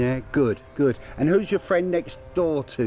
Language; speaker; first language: English; native; English